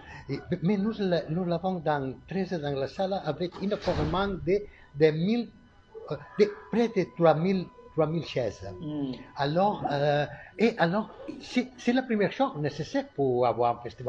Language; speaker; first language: French; non-native, learner; Catalan